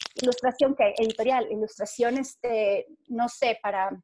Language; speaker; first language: Spanish; native; Spanish